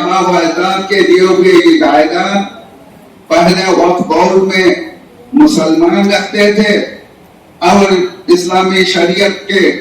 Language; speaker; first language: Urdu; non-native, local second language; Bangla